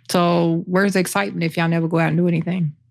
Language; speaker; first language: English; native; English